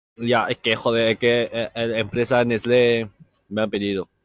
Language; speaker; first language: Spanish; non-native, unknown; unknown